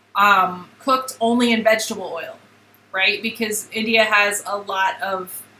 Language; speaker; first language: English; native; English